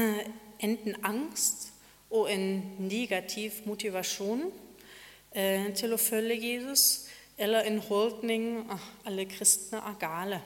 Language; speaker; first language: Norwegian; non-native, fluent; German